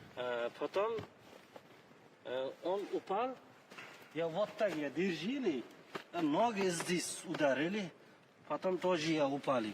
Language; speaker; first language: Russian; non-native, learner; Uzbek